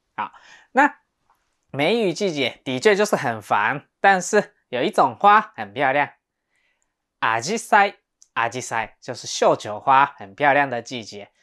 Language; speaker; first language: Chinese; non-native, fluent; Japanese